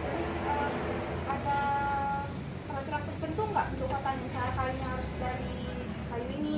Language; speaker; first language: Indonesian; native; Indonesian